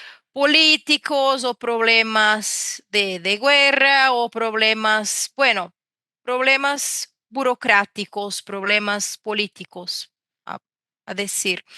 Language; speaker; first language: Spanish; non-native, fluent; Portuguese